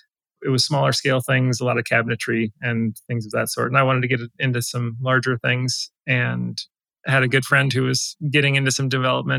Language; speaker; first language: English; native; English